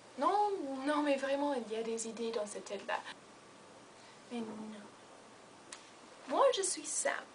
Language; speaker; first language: French; non-native, learner; English